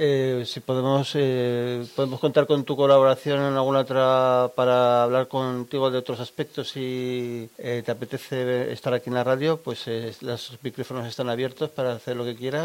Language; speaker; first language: Spanish; native; Spanish